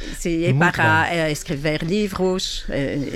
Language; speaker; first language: Portuguese; non-native, fluent; French